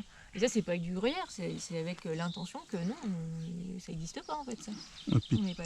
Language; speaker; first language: French; native; French